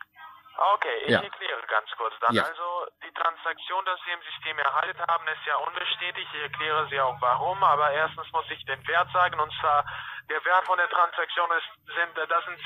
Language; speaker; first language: German; non-native, fluent; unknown